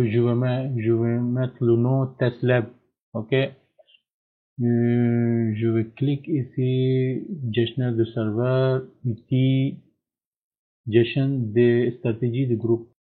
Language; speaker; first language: French; non-native, learner; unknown